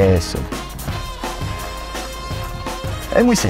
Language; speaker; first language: Spanish; non-native, learner; French